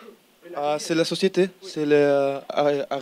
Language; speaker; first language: French; non-native, learner; Spanish